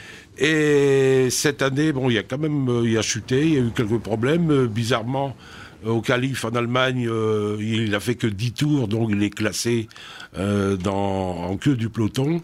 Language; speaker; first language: French; native; French